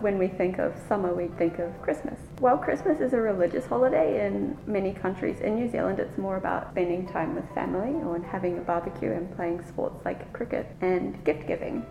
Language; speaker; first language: English; native; English